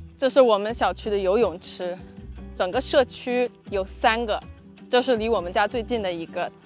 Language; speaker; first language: Chinese; non-native, fluent; English